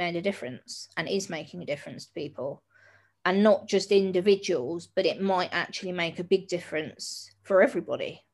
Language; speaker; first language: English; native; English